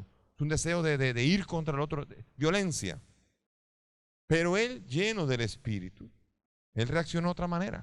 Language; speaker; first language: Spanish; native; Spanish